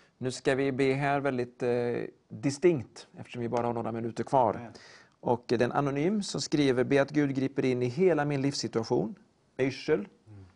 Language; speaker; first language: Swedish; native; Swedish